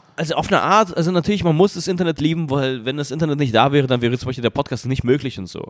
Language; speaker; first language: German; early bilingual, other home language; Russian